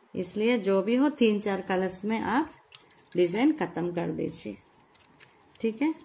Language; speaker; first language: Hindi; non-native, local second language; Telugu